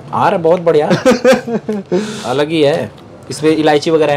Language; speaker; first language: Hindi; native; Hindi